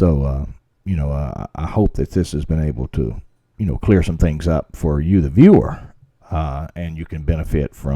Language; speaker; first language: English; native; English